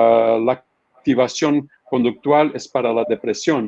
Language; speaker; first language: Spanish; non-native, fluent; Portuguese